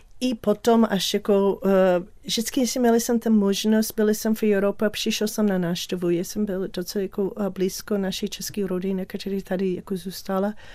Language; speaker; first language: Czech; non-native, learner; English